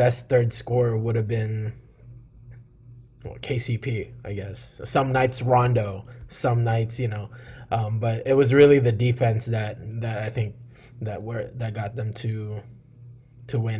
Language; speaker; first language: English; early bilingual, other home language; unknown